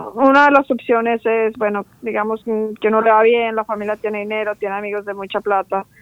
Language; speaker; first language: Spanish; native; Spanish